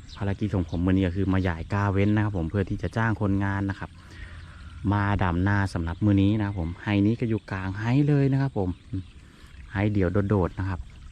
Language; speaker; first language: Thai; native; Thai